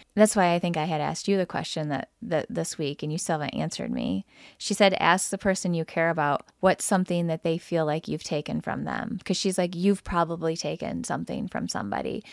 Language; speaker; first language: English; native; English